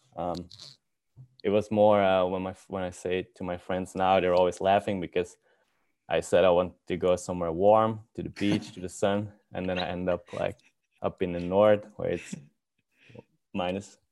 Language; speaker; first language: English; non-native, fluent; Dutch